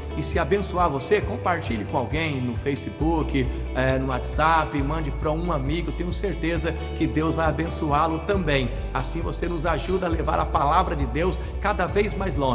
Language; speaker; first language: Portuguese; native; Portuguese